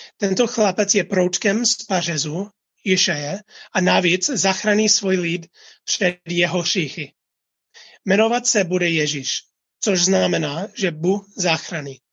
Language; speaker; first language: Czech; non-native, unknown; English